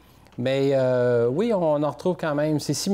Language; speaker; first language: French; native; French